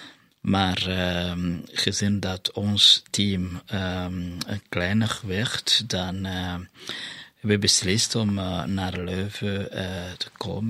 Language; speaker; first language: Dutch; non-native, fluent; Kinyarwanda